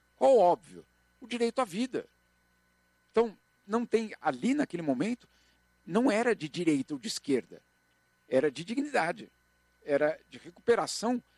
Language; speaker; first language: Portuguese; native; Portuguese